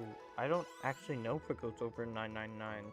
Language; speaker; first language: English; native; English